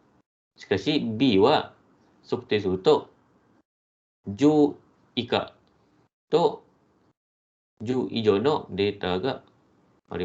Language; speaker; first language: Japanese; non-native, fluent; Malay